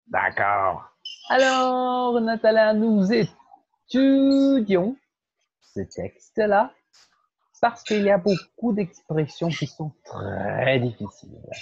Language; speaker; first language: French; non-native, fluent; Portuguese